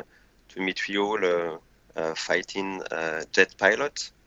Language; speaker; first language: English; non-native, fluent; French